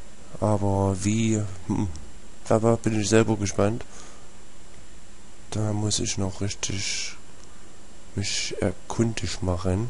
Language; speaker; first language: German; native; German